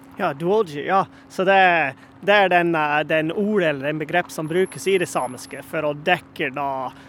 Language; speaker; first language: Norwegian; non-native, fluent; English